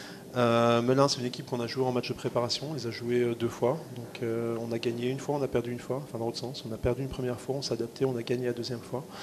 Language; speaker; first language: French; native; French